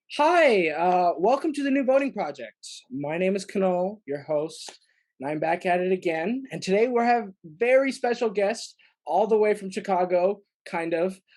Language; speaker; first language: English; native; English